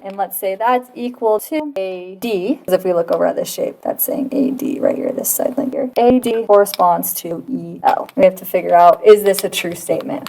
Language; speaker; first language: English; native; English